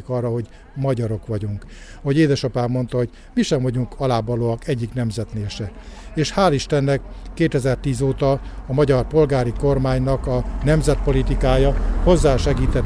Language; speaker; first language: Hungarian; native; Hungarian